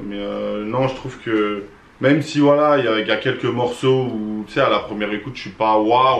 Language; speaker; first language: French; native; French